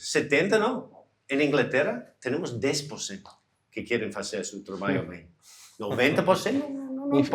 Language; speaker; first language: Portuguese; non-native, learner; English